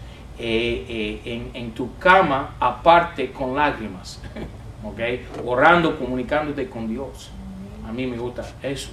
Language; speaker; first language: Spanish; non-native, fluent; English